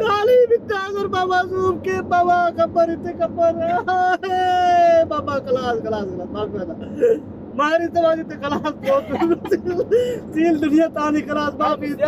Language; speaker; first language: Arabic; non-native, learner; Hindi